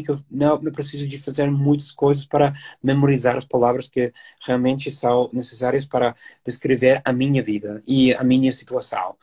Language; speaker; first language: Portuguese; non-native, fluent; English